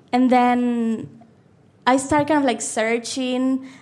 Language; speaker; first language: English; non-native, fluent; Spanish